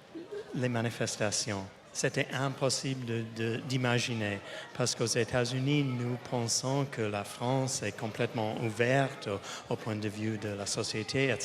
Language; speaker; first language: French; non-native, fluent; English